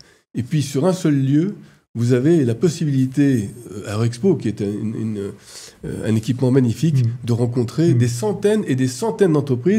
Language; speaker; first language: French; native; French